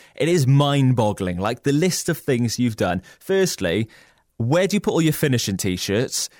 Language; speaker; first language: English; native; English